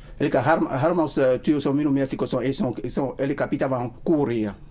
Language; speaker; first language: Finnish; non-native, learner; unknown